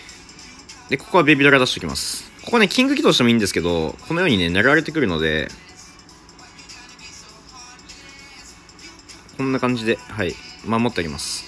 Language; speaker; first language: Japanese; native; Japanese